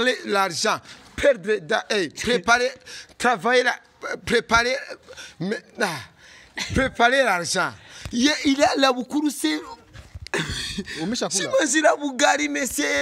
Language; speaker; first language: French; non-native, local second language; Rundi